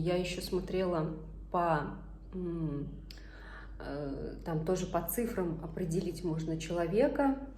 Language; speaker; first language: Russian; native; Russian